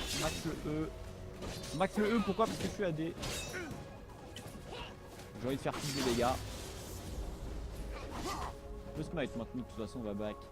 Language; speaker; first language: French; native; French